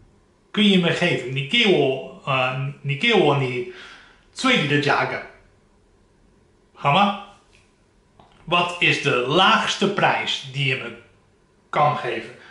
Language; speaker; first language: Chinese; non-native, fluent; Dutch